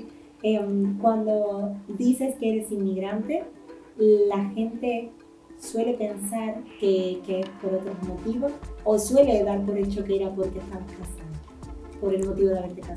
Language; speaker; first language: Spanish; native; Spanish